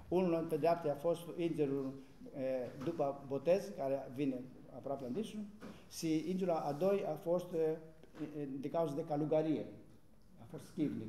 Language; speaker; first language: Romanian; non-native, learner; Greek